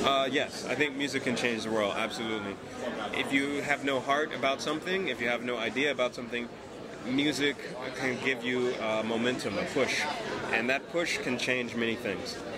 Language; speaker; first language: English; native; English